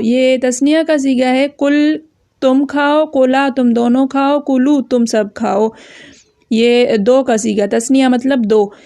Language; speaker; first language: Urdu; non-native, local second language; Sindhi